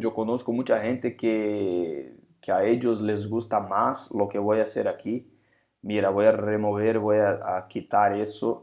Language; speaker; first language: Spanish; non-native, fluent; Portuguese